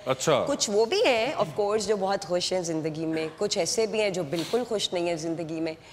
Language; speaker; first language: Urdu; native; Urdu